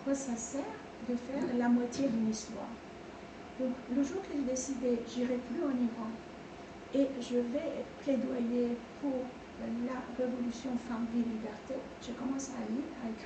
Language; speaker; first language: French; non-native, fluent; Persian